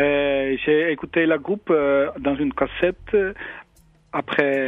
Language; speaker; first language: French; non-native, learner; Dutch